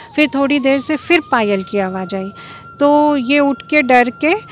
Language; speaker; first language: Hindi; non-native, local second language; Marathi